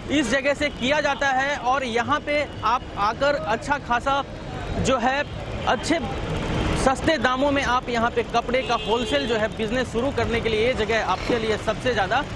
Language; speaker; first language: Hindi; native; Hindi